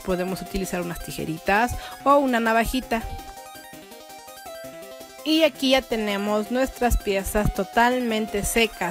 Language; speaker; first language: Spanish; native; Spanish